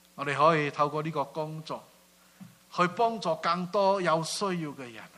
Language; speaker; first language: Cantonese; non-native, fluent; Min Nan Chinese